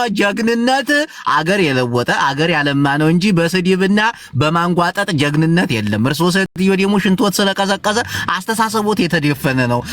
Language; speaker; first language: Amharic; native; Amharic